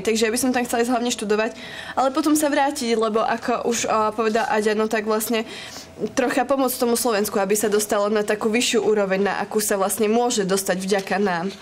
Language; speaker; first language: Slovak; native; Slovak